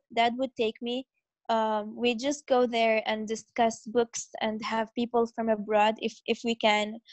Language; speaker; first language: English; non-native, fluent; Arabic